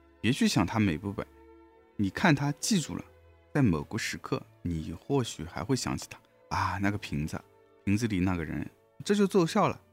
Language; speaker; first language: Chinese; native; Chinese